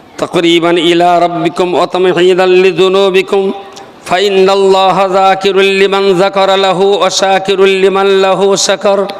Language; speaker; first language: Arabic; non-native, fluent; Bangla